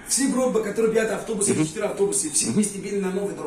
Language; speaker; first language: Russian; non-native, learner; Arabic